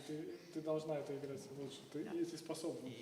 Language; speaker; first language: Russian; native; Russian